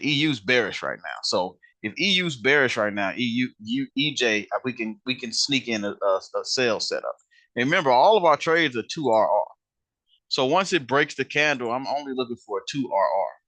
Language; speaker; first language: English; native; English